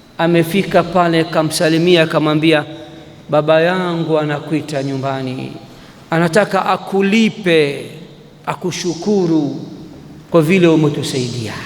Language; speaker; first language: Swahili; native; Swahili